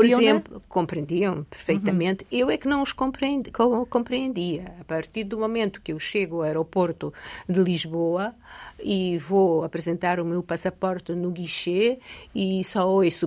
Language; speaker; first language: Portuguese; early bilingual, other home language; Polish